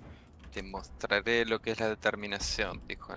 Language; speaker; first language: Spanish; native; Spanish